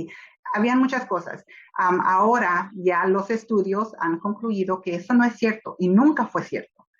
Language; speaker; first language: Spanish; native; Spanish